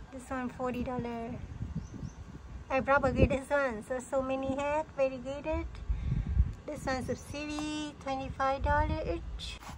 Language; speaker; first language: English; non-native, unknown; Vietnamese